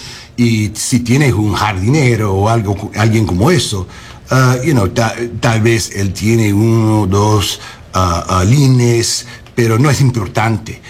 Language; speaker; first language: Spanish; non-native, learner; English